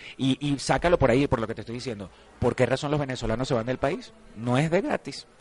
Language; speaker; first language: Spanish; native; Spanish